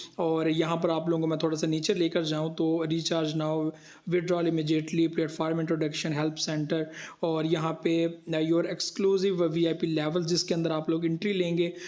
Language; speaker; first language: Urdu; non-native, local second language; Punjabi